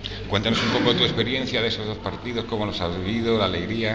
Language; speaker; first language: Spanish; native; Spanish